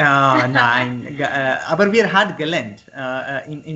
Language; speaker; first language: German; non-native, learner; Marathi